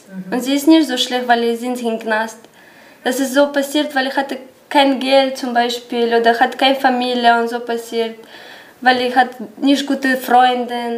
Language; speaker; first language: German; non-native, learner; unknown